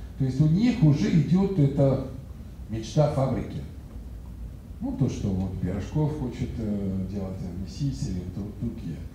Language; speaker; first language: Russian; non-native, fluent; French